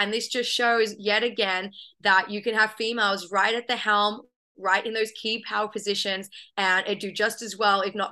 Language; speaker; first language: English; native; English